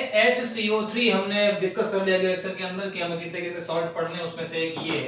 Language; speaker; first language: Hindi; native; Hindi